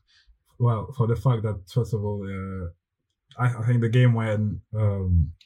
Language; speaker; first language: English; non-native, fluent; French